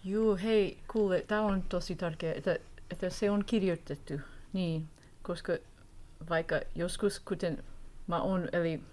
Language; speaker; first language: Finnish; non-native, learner; English